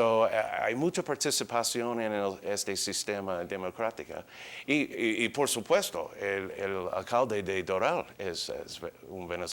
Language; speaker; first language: Spanish; early bilingual, heritage; English